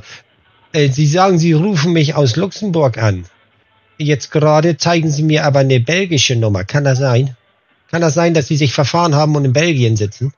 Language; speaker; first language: German; native; German